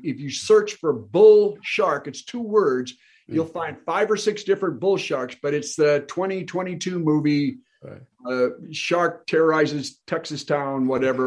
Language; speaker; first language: English; native; English